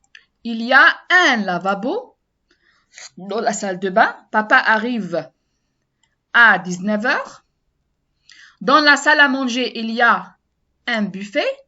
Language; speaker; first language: French; non-native, learner; Arabic